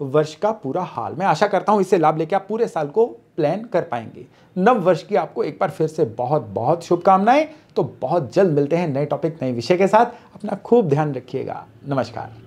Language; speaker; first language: Hindi; native; Hindi